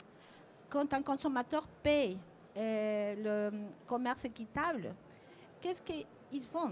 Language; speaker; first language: French; non-native, fluent; Spanish